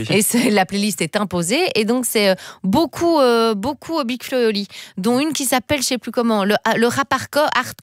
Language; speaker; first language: French; native; French